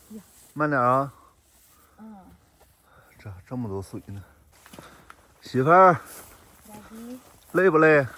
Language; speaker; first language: Chinese; native; Chinese